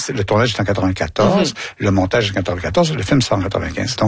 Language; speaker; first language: French; native; French